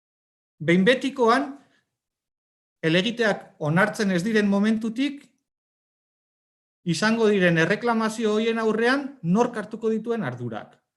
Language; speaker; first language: Basque; native; Basque